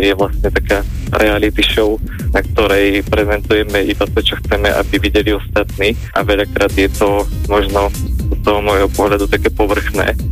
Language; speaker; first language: Slovak; native; Slovak